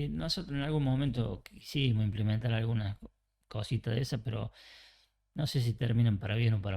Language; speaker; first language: Spanish; native; Spanish